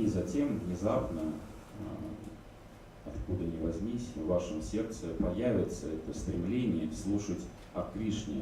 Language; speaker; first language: Russian; native; Russian